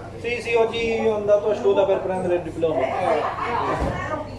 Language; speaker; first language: Italian; non-native, learner; Punjabi